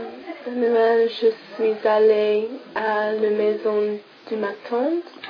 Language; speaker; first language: French; non-native, learner; English